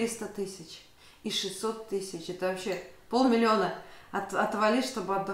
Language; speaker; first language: Russian; native; Russian